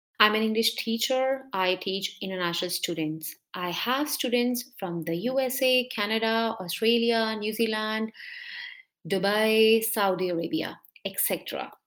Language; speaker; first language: English; non-native, fluent; Hebrew